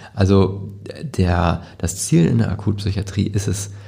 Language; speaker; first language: German; native; German